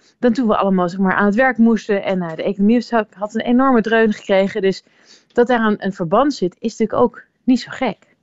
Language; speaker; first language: Dutch; native; Dutch